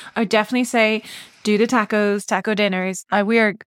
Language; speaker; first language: English; native; English